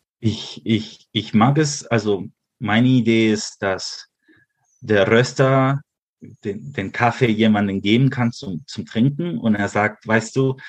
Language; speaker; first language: German; early bilingual, heritage; Spanish